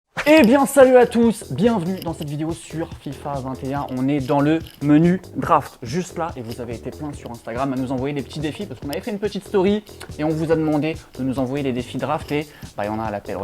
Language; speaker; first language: French; native; French